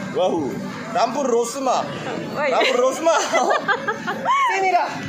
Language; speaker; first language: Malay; non-native, learner; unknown